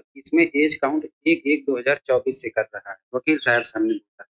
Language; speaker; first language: Hindi; native; Hindi